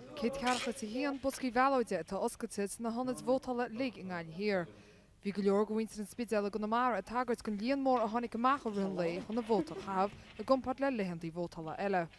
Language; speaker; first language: Irish; native; Irish